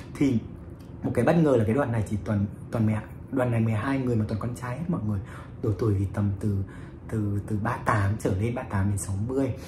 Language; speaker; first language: Vietnamese; native; Vietnamese